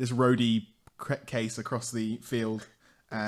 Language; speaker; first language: English; native; English